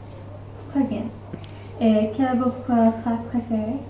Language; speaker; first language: French; non-native, learner; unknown